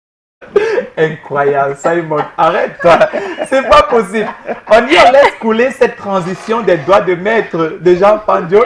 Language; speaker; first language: French; native; French